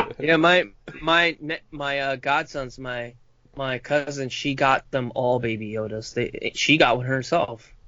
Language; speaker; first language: English; non-native, fluent; Spanish